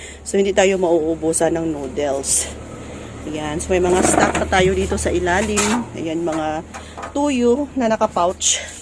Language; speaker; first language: Filipino; non-native, local second language; Cebuano